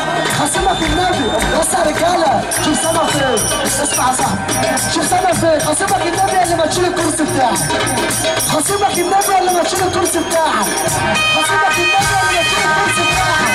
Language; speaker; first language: Arabic; native; Arabic